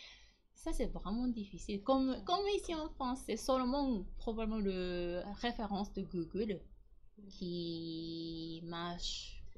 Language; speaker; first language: French; non-native, learner; Japanese